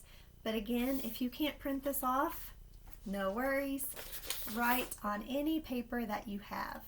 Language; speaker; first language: English; native; English